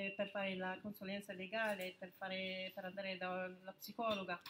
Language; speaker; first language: Italian; non-native, fluent; Arabic